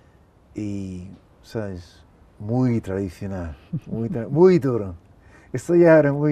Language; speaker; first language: Spanish; non-native, fluent; English